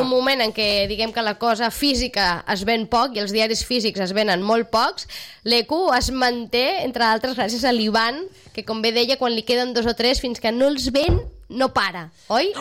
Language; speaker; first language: Catalan; native; Catalan